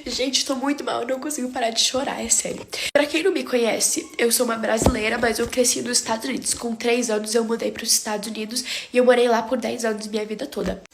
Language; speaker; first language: Portuguese; early bilingual, heritage; Portuguese